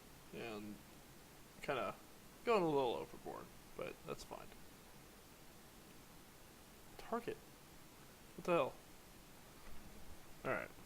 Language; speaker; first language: English; native; English